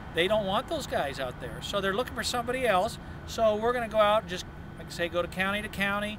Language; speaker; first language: English; native; English